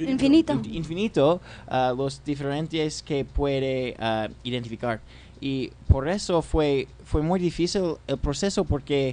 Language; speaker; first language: Spanish; non-native, learner; English